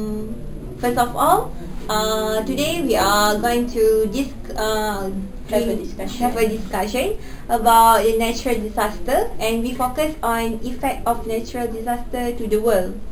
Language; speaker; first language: English; non-native, local second language; Malay